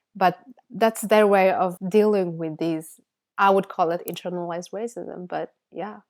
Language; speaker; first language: English; non-native, fluent; Bangla